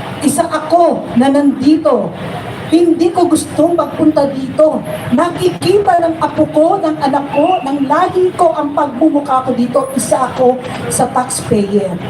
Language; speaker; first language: Filipino; native; Filipino